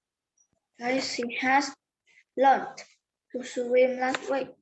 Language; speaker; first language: English; non-native, learner; Vietnamese